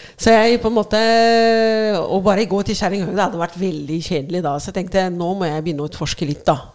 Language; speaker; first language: Norwegian; non-native, fluent; Arabic